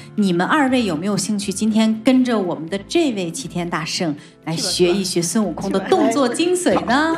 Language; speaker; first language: Chinese; native; Chinese